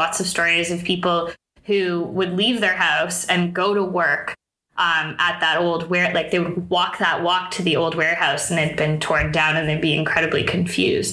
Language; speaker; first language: English; native; English